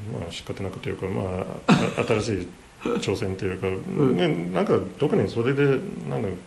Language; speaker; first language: Japanese; non-native, fluent; English